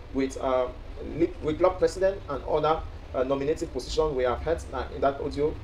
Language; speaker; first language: English; non-native, local second language; French